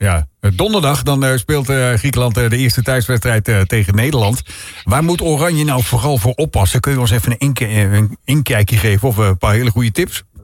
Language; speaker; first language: Dutch; native; Dutch